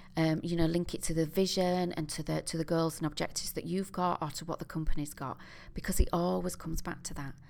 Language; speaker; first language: English; native; English